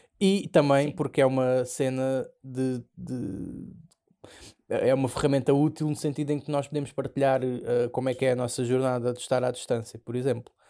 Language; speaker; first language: Portuguese; native; Portuguese